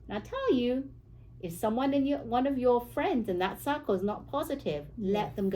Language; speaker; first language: English; native; English